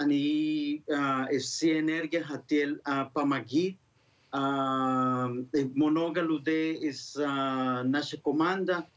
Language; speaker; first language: Russian; non-native, learner; Spanish